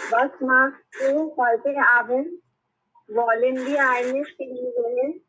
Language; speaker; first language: German; non-native, learner; Bangla